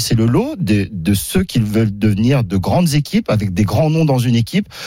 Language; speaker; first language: French; native; French